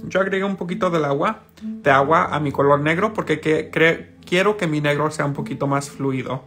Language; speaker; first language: Spanish; early bilingual, heritage; Spanish